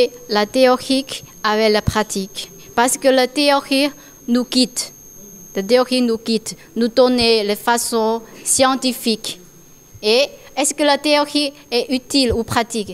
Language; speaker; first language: French; non-native, learner; Chinese